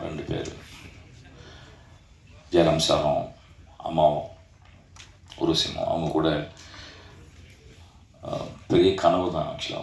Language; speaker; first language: Tamil; native; Tamil